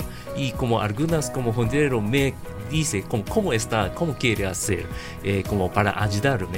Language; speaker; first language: Spanish; non-native, learner; Japanese